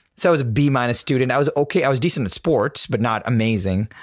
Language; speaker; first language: English; non-native, local second language; Tamil